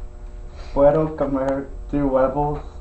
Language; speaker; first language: Spanish; non-native, learner; English